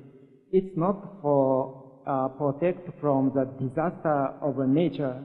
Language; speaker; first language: English; non-native, learner; Japanese